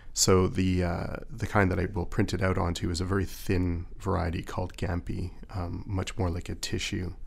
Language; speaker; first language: English; native; English